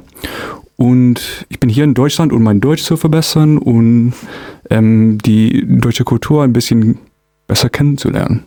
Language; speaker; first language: German; non-native, fluent; English